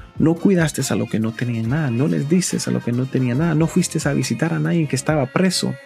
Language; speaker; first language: Spanish; early bilingual, heritage; Spanish